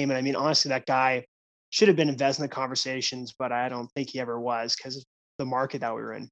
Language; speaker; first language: English; native; English